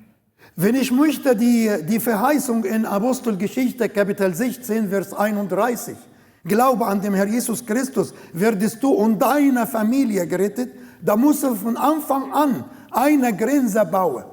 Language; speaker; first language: German; non-native, learner; Arabic